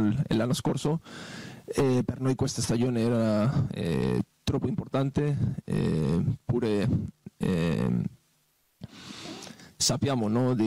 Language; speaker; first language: Italian; non-native, fluent; Portuguese